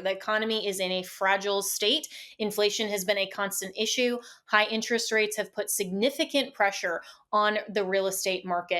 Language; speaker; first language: English; native; English